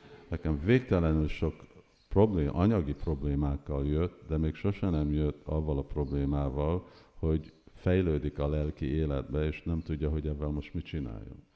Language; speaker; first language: Hungarian; early bilingual, heritage; Hungarian